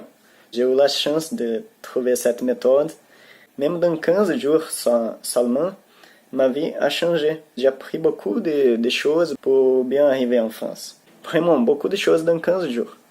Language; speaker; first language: French; non-native, learner; Portuguese